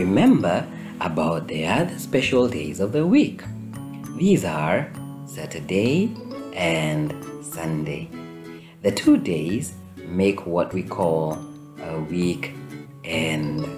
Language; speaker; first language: English; non-native, fluent; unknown